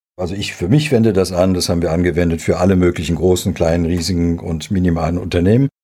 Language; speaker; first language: German; early bilingual, other home language; Serbian